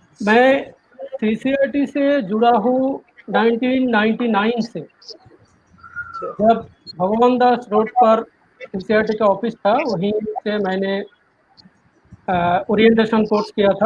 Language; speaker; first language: Hindi; non-native, local second language; Bangla